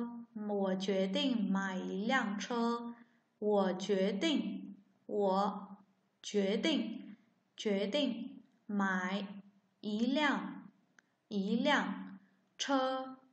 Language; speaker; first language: Chinese; non-native, fluent; Vietnamese